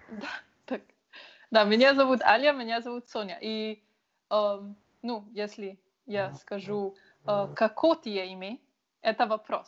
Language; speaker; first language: Russian; non-native, learner; Slovenian